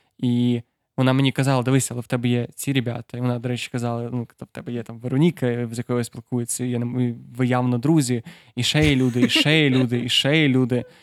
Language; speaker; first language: Ukrainian; non-native, local second language; Russian